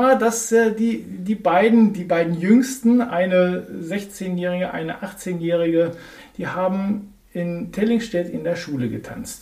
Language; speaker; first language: German; native; German